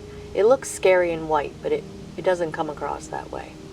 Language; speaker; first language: English; native; English